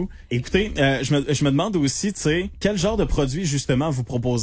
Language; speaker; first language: French; native; French